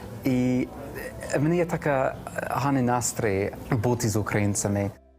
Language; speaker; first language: Ukrainian; non-native, fluent; English